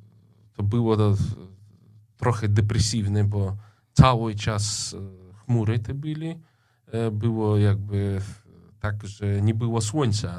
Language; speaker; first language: Polish; non-native, fluent; Russian